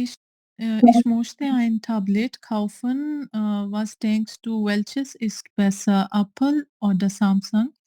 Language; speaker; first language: German; non-native, learner; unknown